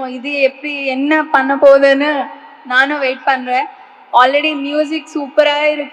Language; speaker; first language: Tamil; non-native, fluent; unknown